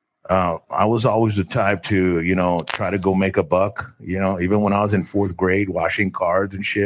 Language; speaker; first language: English; early bilingual, other home language; Spanish